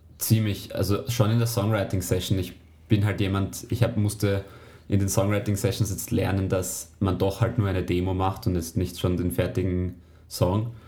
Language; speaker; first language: German; native; German